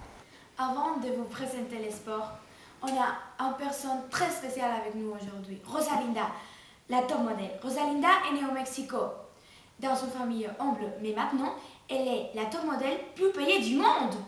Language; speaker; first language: French; non-native, learner; Spanish